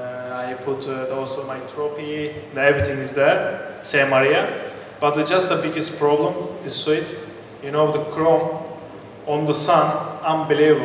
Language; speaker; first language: English; non-native, learner; Turkish